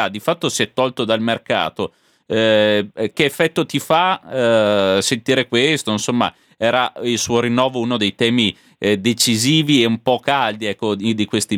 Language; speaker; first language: Italian; native; Italian